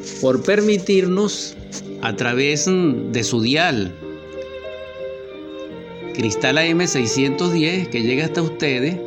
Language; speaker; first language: Spanish; native; Spanish